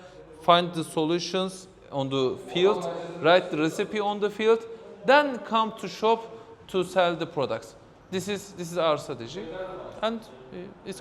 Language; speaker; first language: English; non-native, fluent; Turkish